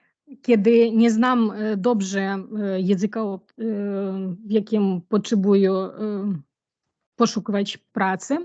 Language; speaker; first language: Polish; non-native, learner; Ukrainian